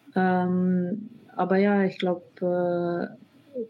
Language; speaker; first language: German; non-native, fluent; Slovenian